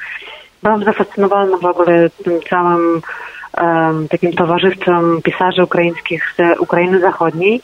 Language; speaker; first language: Polish; non-native, fluent; Ukrainian